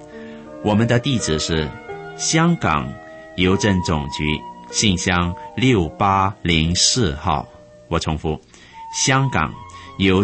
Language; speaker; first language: Chinese; native; Chinese